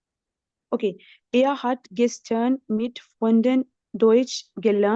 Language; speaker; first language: German; non-native, learner; Urdu